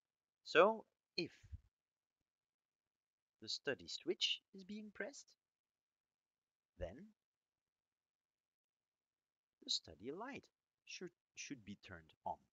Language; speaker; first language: English; non-native, fluent; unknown